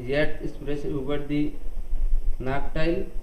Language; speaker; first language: German; non-native, learner; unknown